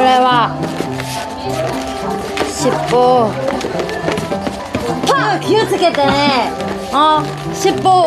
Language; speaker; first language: Japanese; non-native, learner; Korean